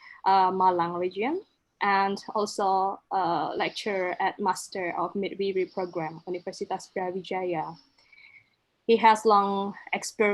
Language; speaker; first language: English; non-native, local second language; Indonesian